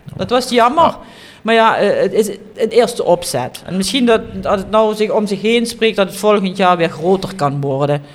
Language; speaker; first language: Dutch; native; Dutch